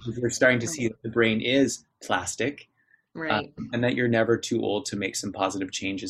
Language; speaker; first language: English; native; English